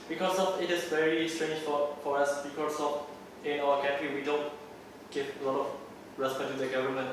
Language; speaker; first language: English; non-native, learner; Burmese